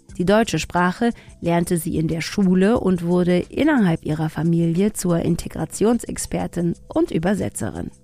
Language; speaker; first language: German; early bilingual, other home language; Tigrinya